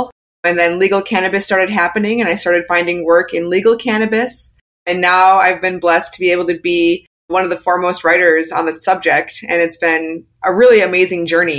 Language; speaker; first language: English; native; English